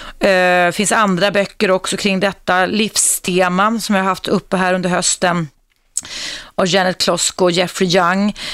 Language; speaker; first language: Swedish; native; Swedish